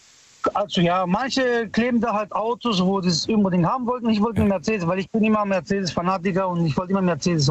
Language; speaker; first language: German; early bilingual, other home language; Italian